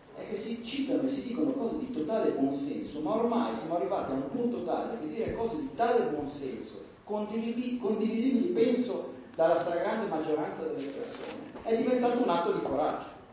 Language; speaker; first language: Italian; native; Italian